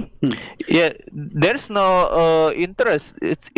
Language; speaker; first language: English; non-native, learner; Indonesian